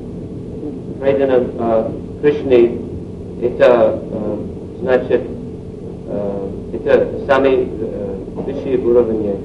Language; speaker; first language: Russian; non-native, learner; English